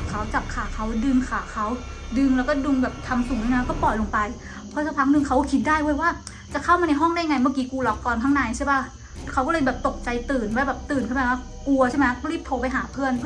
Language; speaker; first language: Thai; native; Thai